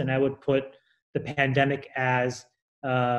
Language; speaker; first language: English; native; English